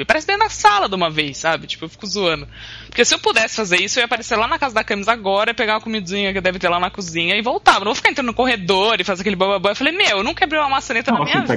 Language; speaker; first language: Portuguese; native; Portuguese